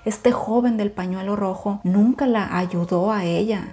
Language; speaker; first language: Spanish; native; Spanish